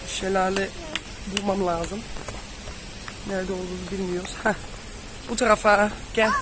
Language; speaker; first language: Turkish; non-native, fluent; Dutch